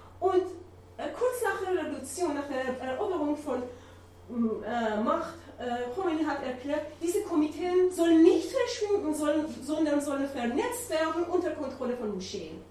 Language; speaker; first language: German; non-native, learner; Persian